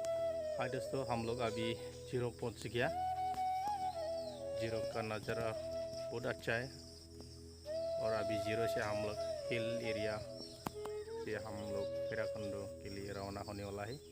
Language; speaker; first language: Hindi; non-native, local second language; Bodo